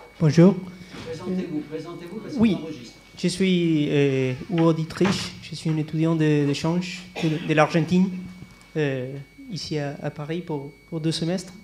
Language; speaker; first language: French; non-native, learner; Spanish